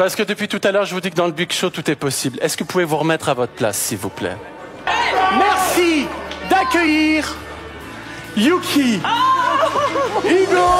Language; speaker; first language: French; native; French